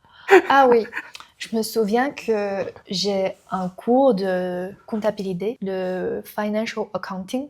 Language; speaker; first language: French; non-native, learner; Chinese